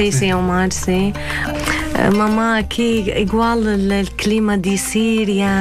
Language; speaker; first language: Portuguese; non-native, learner; Arabic